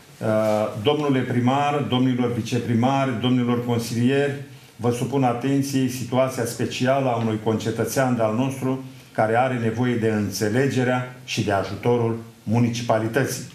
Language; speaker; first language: Romanian; native; Romanian